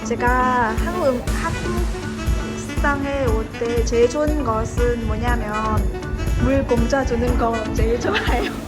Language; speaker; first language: Korean; non-native, learner; Vietnamese